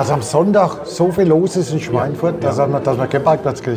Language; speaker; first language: German; native; German